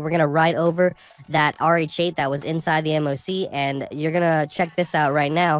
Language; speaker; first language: English; native; English